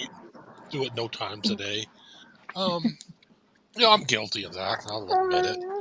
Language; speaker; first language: English; native; English